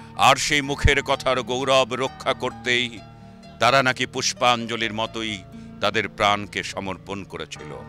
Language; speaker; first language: Bangla; native; Bangla